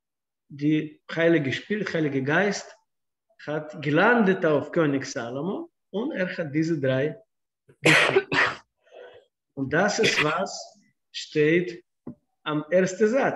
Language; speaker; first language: German; non-native, fluent; Russian